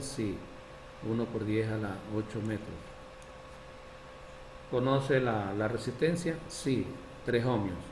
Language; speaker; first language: Spanish; native; Spanish